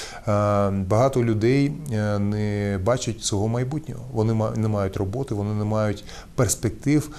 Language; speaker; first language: Ukrainian; non-native, local second language; Russian